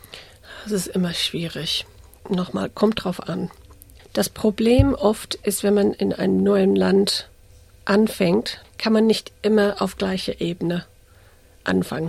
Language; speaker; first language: German; non-native, fluent; English